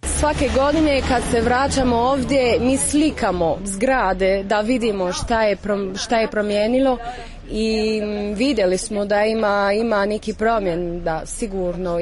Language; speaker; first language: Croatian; non-native, learner; French